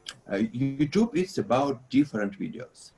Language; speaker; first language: English; non-native, learner; Russian